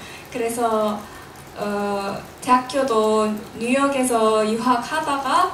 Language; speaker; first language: Korean; non-native, fluent; Indonesian